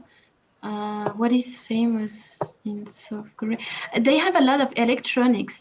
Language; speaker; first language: English; non-native, learner; French